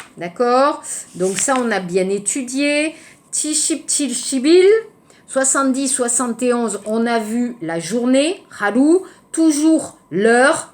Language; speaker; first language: French; native; French